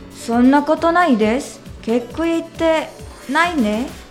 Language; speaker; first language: Japanese; non-native, learner; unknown